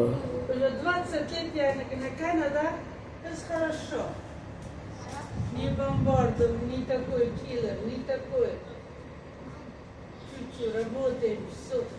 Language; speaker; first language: Russian; non-native, learner; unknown